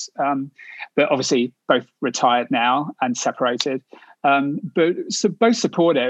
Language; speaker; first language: English; native; English